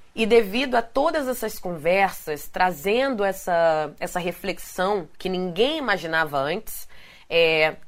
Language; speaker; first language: Portuguese; native; Portuguese